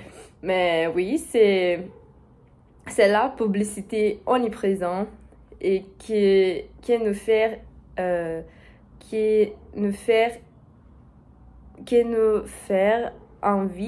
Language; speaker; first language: French; non-native, learner; Portuguese